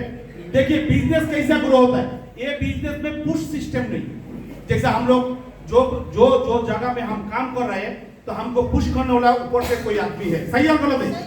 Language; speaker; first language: Hindi; non-native, local second language; Bangla